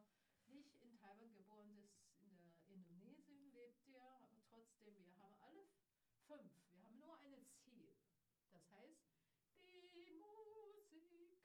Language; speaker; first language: German; non-native, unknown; Chinese